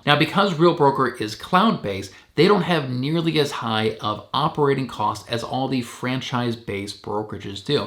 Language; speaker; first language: English; native; English